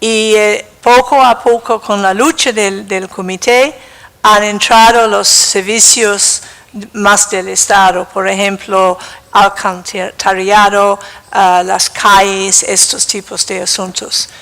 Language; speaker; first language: Spanish; non-native, fluent; English